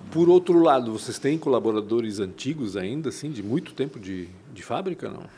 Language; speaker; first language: Portuguese; native; Portuguese